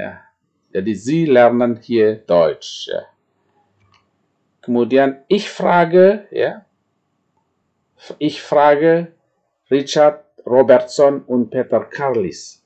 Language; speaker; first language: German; non-native, fluent; Indonesian